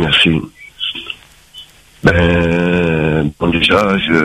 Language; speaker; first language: French; native; French